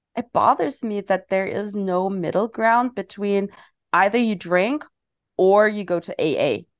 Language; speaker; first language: English; non-native, fluent; German